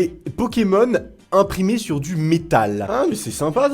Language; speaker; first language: French; native; French